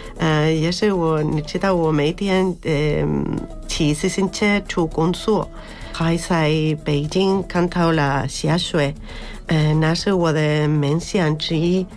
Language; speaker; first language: Chinese; non-native, learner; Spanish